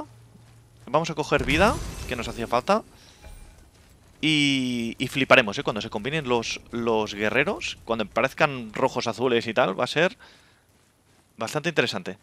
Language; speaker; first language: Spanish; native; Spanish